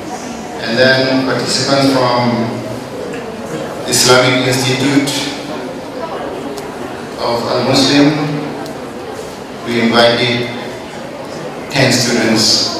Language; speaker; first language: English; non-native, fluent; Indonesian